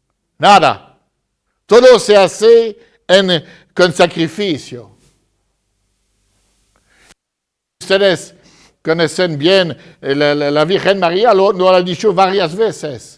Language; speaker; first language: Spanish; non-native, fluent; French